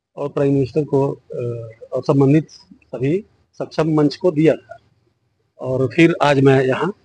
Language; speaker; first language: Hindi; native; Hindi